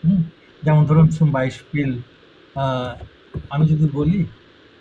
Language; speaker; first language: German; non-native, fluent; Bangla